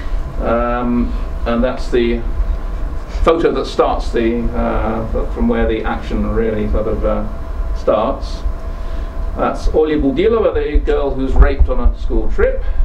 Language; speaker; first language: English; native; English